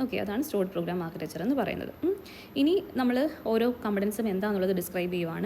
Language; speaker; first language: Malayalam; native; Malayalam